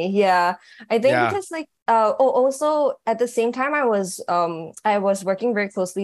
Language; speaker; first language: English; native; English